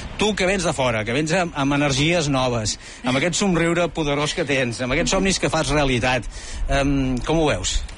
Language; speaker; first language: Catalan; native; Catalan